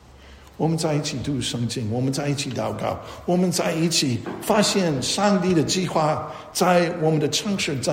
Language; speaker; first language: Chinese; non-native, fluent; English